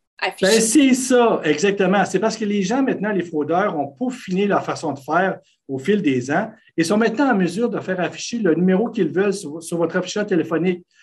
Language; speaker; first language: French; native; French